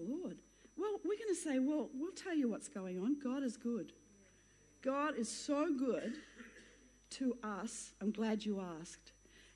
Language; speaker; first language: English; native; English